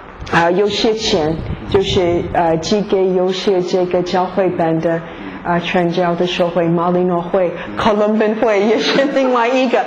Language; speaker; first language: Chinese; non-native, fluent; English